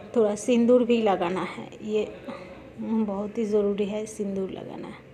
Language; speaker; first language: Hindi; non-native, local second language; Bangla